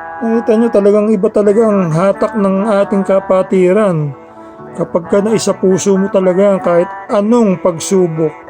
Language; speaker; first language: Filipino; native; Filipino